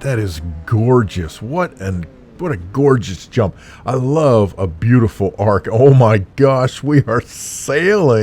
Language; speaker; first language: English; native; English